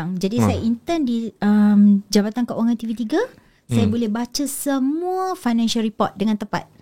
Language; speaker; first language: Malay; native; Malay